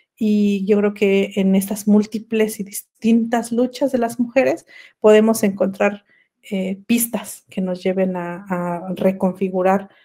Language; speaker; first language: Spanish; non-native, local second language; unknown